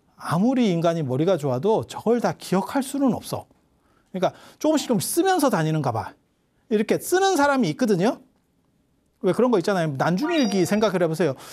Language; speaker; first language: Korean; native; Korean